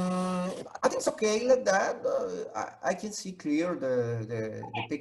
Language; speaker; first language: English; non-native, fluent; Spanish